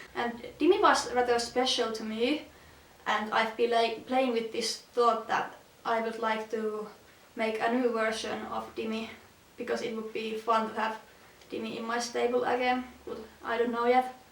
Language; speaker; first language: English; non-native, fluent; Finnish